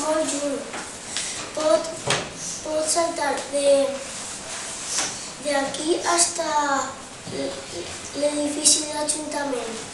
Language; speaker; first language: Catalan; non-native, local second language; Spanish